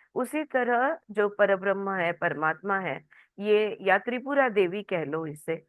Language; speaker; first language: Hindi; non-native, local second language; Marathi